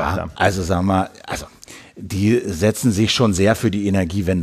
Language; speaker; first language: German; native; German